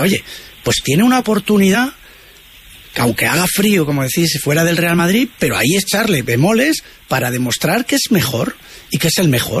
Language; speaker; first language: Spanish; native; Spanish